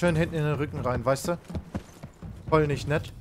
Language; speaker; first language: German; native; German